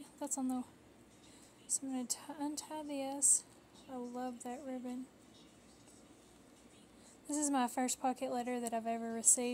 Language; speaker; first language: English; native; English